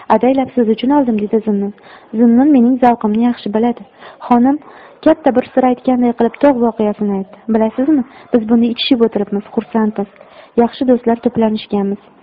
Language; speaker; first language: Uzbek; native; Uzbek